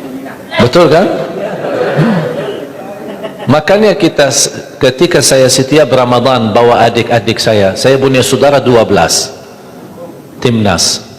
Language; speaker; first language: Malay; non-native, fluent; Arabic